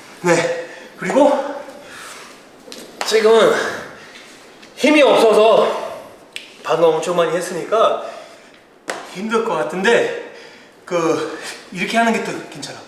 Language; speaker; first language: Korean; early bilingual, heritage; Korean